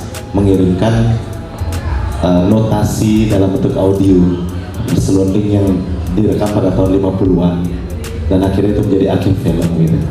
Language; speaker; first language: Indonesian; native; Indonesian